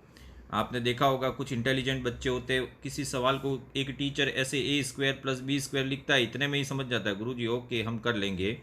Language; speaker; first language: Hindi; native; Hindi